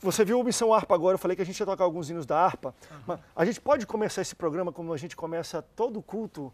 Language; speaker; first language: Portuguese; native; Portuguese